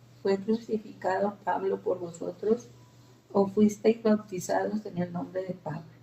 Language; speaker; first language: Spanish; native; Spanish